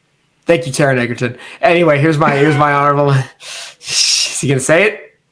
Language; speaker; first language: English; native; English